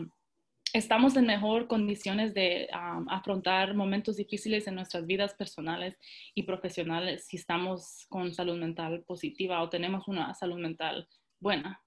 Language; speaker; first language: Spanish; early bilingual, heritage; Spanish